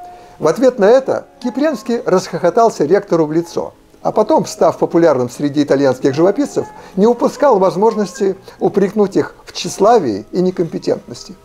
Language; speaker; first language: Russian; native; Russian